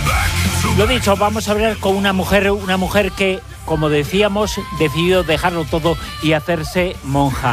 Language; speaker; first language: Spanish; native; Spanish